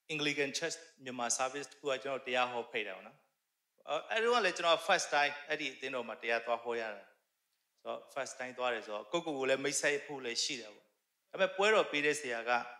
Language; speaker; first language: Burmese; non-native, local second language; Tedim Chin